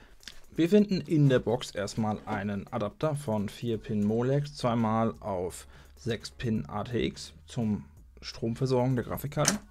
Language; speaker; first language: German; native; German